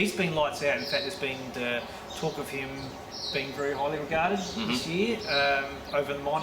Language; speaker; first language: English; native; English